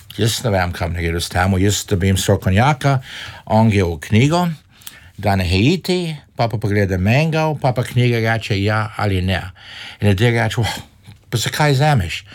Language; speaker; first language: Slovenian; early bilingual, heritage; Slovenian